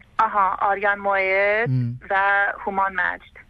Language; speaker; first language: Persian; early bilingual, heritage; Persian